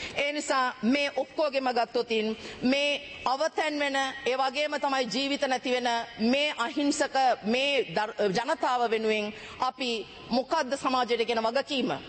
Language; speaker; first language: Sinhala; non-native, local second language; Tamil